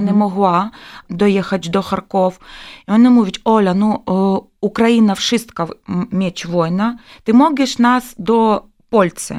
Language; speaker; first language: Ukrainian; non-native, local second language; Russian